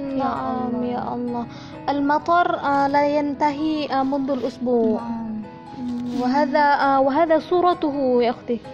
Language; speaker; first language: Arabic; non-native, learner; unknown